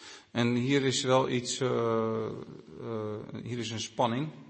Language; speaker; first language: Dutch; native; Dutch